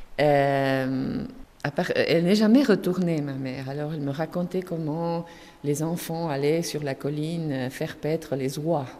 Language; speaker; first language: French; non-native, fluent; Spanish